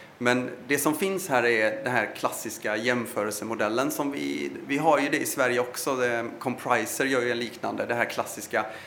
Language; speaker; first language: Swedish; early bilingual, other home language; Persian